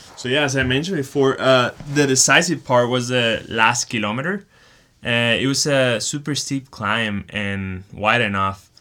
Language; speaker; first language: English; non-native, fluent; Spanish